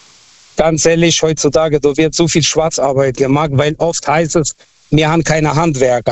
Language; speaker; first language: German; non-native, local second language; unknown